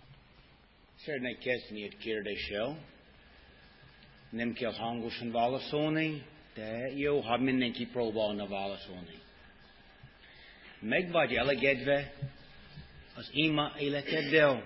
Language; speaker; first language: Hungarian; non-native, fluent; English